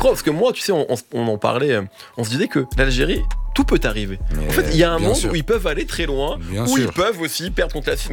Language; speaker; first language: French; native; French